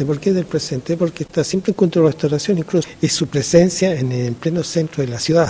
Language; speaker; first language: Spanish; native; Spanish